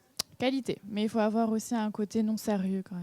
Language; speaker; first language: French; native; French